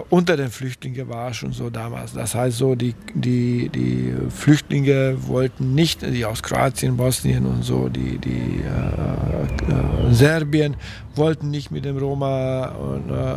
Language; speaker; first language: German; non-native, fluent; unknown